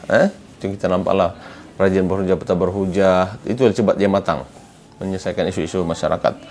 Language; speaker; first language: Malay; native; Malay